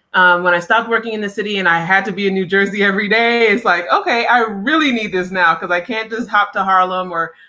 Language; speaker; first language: English; native; English